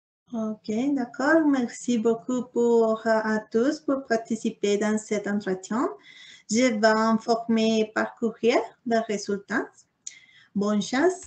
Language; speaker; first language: French; non-native, learner; Spanish